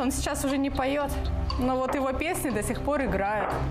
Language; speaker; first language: Russian; native; Russian